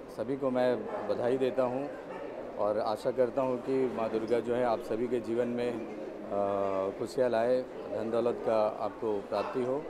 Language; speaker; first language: Hindi; native; Hindi